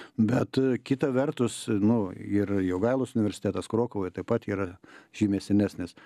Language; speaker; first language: Lithuanian; native; Lithuanian